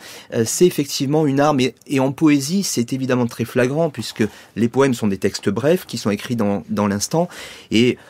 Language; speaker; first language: French; native; French